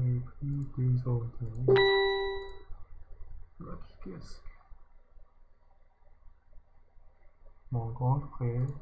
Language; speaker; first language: French; non-native, learner; English